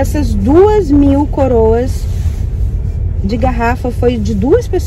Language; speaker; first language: Portuguese; native; Portuguese